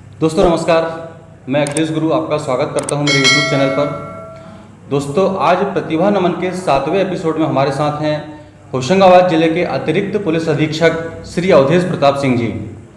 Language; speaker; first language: Hindi; native; Hindi